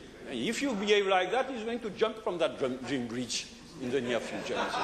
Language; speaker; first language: English; non-native, local second language; French